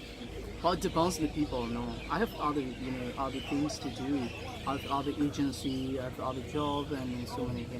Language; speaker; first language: English; non-native, learner; Burmese